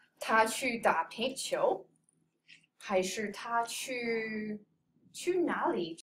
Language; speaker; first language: Chinese; non-native, fluent; English